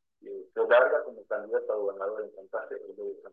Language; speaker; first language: Spanish; native; Spanish